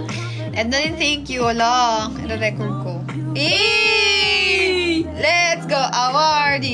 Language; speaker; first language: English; non-native, local second language; Filipino